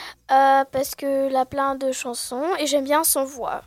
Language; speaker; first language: French; non-native, learner; Russian